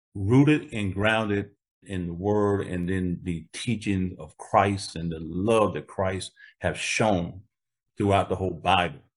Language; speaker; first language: English; native; English